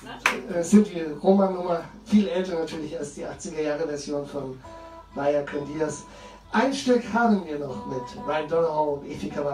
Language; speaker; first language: German; native; German